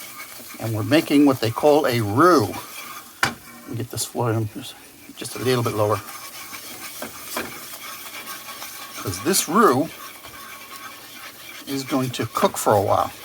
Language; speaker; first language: English; native; English